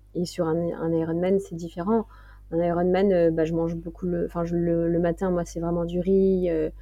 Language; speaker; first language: French; native; French